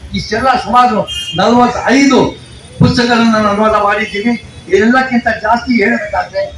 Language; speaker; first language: Kannada; non-native, local second language; Urdu